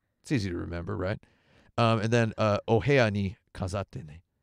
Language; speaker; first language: English; native; English